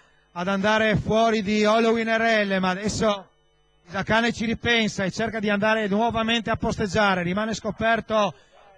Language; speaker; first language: Italian; native; Italian